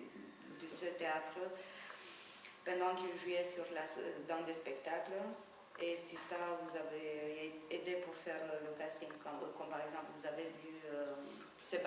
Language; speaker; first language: French; non-native, fluent; Romanian